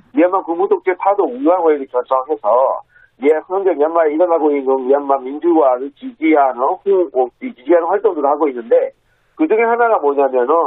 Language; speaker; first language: Korean; non-native, fluent; Burmese